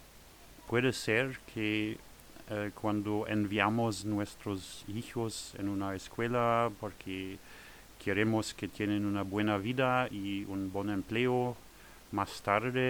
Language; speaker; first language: Spanish; non-native, learner; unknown